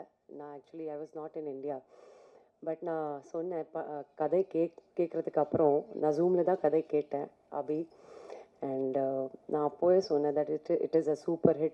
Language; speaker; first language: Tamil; non-native, fluent; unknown